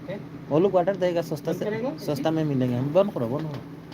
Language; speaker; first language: Hindi; non-native, learner; Bangla